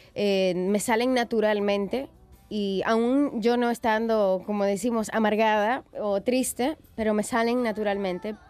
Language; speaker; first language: Spanish; native; Spanish